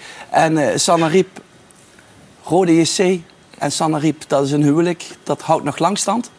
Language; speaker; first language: Dutch; native; Dutch